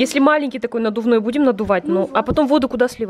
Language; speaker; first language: Russian; native; Russian